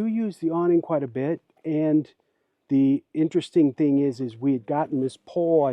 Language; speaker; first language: English; native; English